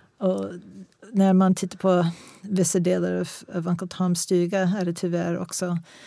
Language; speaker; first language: Swedish; non-native, fluent; English